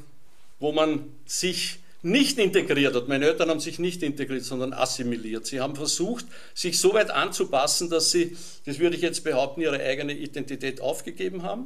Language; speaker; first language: German; native; German